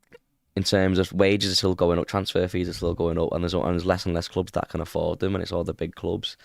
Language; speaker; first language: English; native; English